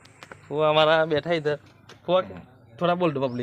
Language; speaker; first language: Hindi; non-native, local second language; Gujarati